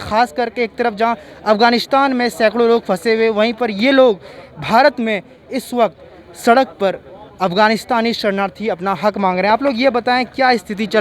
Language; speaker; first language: Hindi; native; Hindi